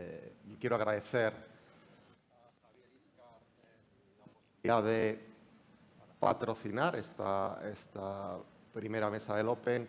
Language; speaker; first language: Spanish; native; Spanish